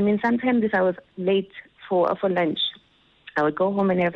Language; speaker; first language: English; non-native, local second language; Xhosa